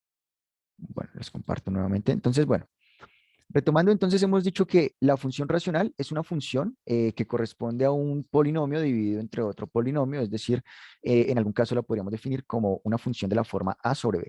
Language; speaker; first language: Spanish; native; Spanish